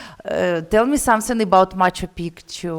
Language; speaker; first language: English; non-native, learner; Russian